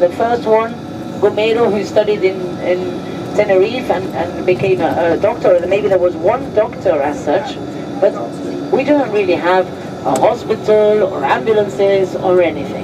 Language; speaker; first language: English; non-native, fluent; Spanish